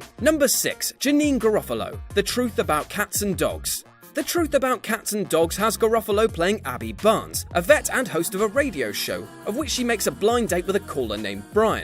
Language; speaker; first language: English; native; English